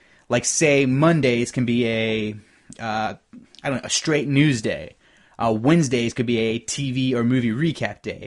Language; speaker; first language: English; native; English